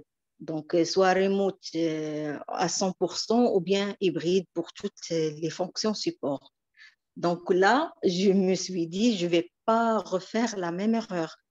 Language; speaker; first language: French; non-native, local second language; Arabic